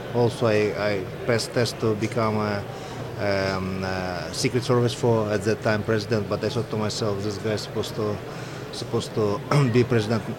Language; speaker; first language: English; non-native, fluent; Russian